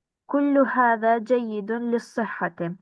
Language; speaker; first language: Arabic; non-native, learner; Albanian